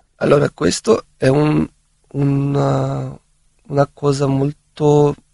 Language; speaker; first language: Italian; non-native, fluent; Portuguese